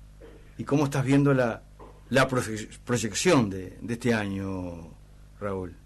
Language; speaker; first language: Spanish; native; Spanish